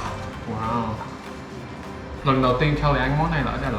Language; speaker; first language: Vietnamese; early bilingual, heritage; Vietnamese